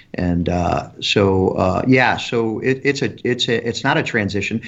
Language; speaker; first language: English; native; English